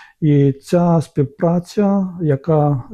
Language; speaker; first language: Ukrainian; non-native, local second language; Romanian